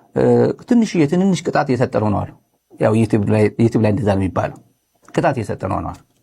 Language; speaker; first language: Amharic; non-native, local second language; Tigrinya